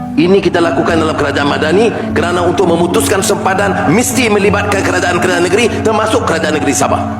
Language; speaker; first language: Malay; native; Malay